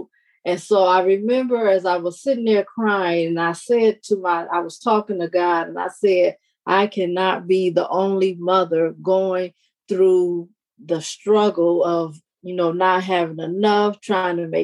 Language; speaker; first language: English; native; English